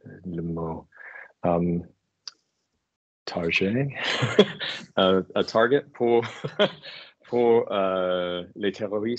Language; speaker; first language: French; non-native, learner; English